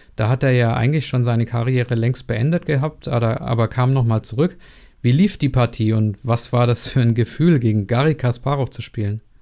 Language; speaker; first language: German; native; German